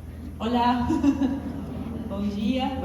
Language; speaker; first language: Portuguese; non-native, fluent; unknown